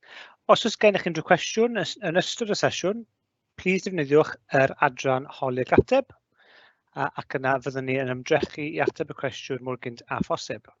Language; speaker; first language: Welsh; native; Welsh